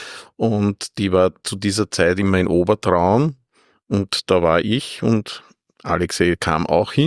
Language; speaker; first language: German; native; German